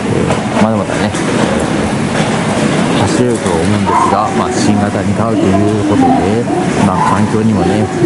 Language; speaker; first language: Japanese; native; Japanese